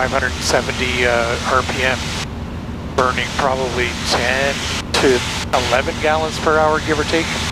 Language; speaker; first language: English; native; English